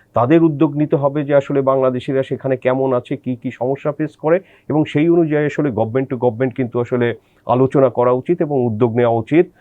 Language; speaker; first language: Bangla; native; Bangla